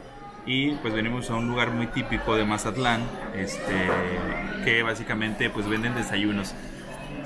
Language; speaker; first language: Spanish; native; Spanish